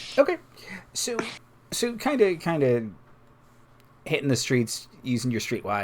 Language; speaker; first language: English; native; English